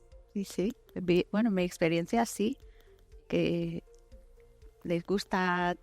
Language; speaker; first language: Spanish; non-native, fluent; English